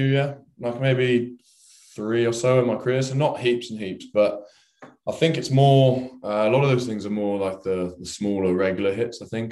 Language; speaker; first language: English; native; English